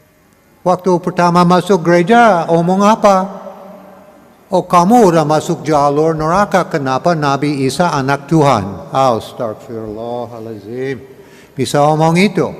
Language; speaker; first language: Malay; non-native, learner; English